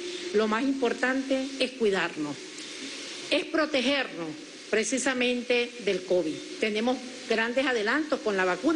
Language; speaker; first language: Spanish; native; Spanish